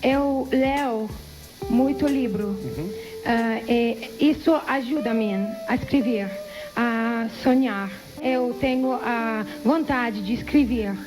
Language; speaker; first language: Portuguese; non-native, learner; Italian